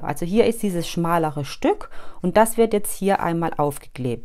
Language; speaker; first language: German; native; German